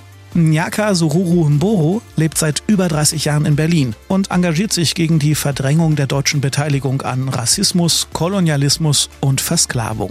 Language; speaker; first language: German; native; German